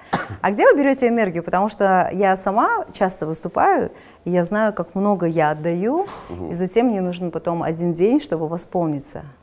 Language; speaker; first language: Russian; native; Russian